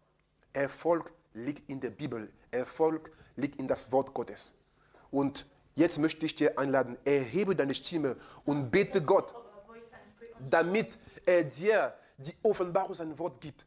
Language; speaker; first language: German; non-native, fluent; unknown